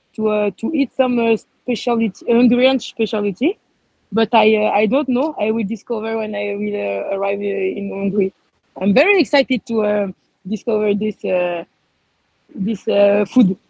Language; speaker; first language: English; non-native, learner; French